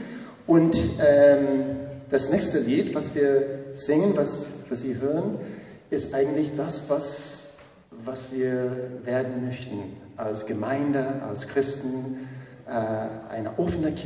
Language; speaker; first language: German; non-native, fluent; English